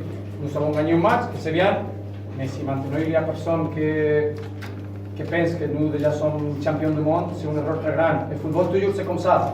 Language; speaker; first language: French; non-native, fluent; Spanish